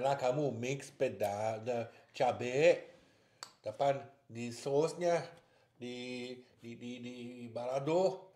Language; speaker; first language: Indonesian; non-native, learner; French